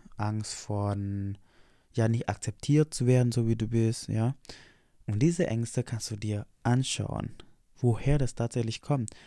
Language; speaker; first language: German; non-native, fluent; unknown